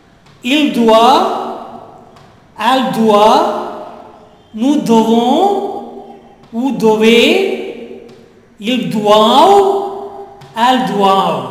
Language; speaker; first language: French; non-native, learner; Tamil